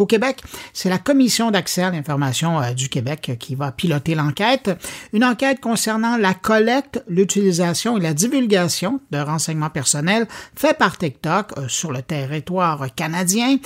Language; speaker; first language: French; native; French